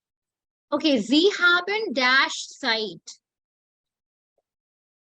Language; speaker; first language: German; non-native, learner; Hindi